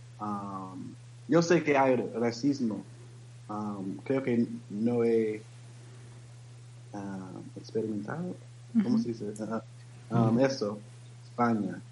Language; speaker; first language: Spanish; non-native, learner; English